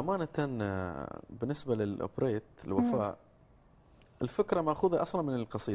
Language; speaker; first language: Arabic; native; Arabic